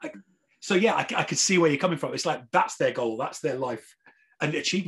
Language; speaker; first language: English; native; English